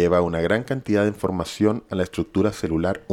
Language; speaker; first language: Spanish; native; Spanish